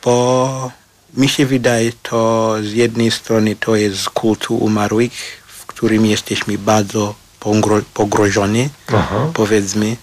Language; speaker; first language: Polish; non-native, fluent; Shona